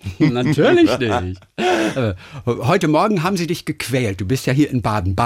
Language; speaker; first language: German; native; German